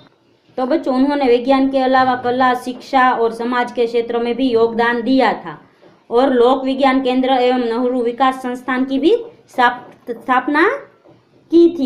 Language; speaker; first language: Hindi; non-native, local second language; Gujarati